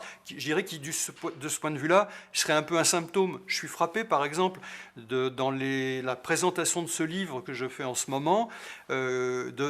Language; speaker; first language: French; native; French